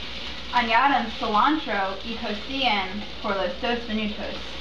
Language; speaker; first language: Spanish; non-native, learner; English